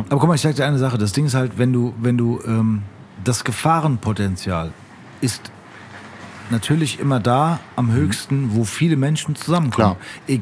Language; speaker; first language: German; native; German